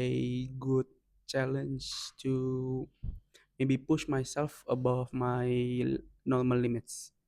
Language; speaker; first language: English; non-native, learner; Indonesian